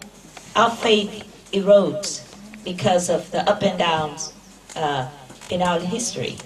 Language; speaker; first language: English; non-native, fluent; Vietnamese